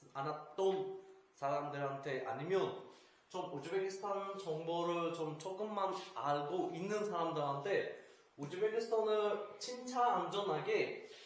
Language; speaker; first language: Korean; non-native, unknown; Uzbek